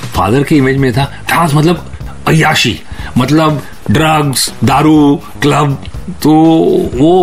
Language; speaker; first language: Hindi; native; Hindi